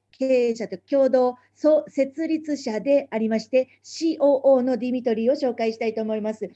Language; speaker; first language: Japanese; native; Japanese